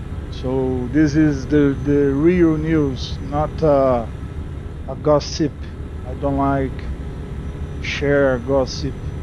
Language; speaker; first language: English; non-native, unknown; Portuguese